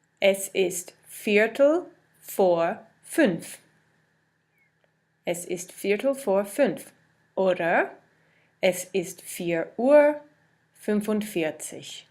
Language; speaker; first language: German; non-native, fluent; English